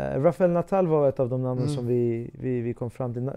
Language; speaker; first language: Swedish; native; Swedish